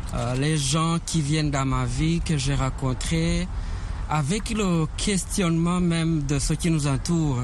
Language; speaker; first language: French; non-native, local second language; Kinyarwanda